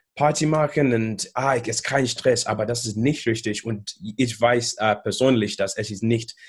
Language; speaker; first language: German; non-native, learner; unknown